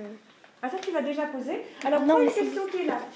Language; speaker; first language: French; native; French